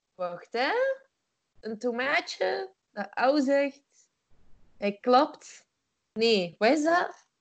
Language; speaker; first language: Dutch; native; Dutch